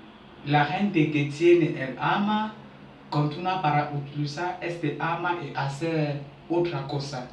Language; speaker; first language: Spanish; non-native, learner; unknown